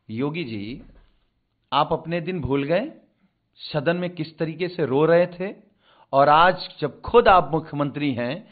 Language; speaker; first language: Hindi; native; Hindi